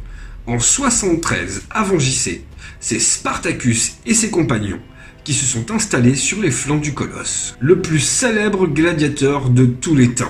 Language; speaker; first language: French; native; French